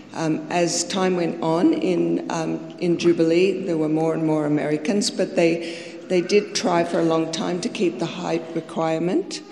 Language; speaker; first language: English; native; English